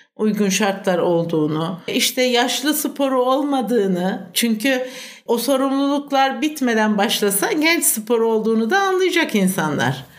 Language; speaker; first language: Turkish; native; Turkish